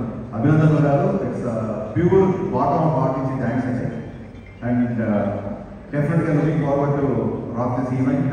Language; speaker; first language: Telugu; native; Telugu